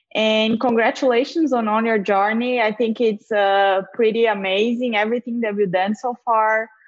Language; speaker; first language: English; non-native, fluent; Portuguese